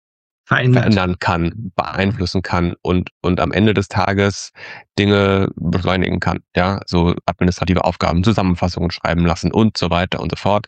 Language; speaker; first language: German; native; German